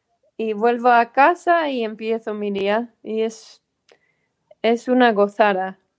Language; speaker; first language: Spanish; non-native, fluent; English